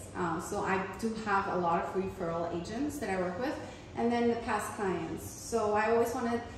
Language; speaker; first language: English; non-native, fluent; German